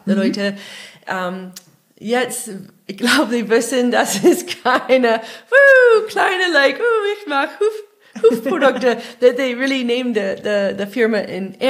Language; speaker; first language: German; non-native, fluent; English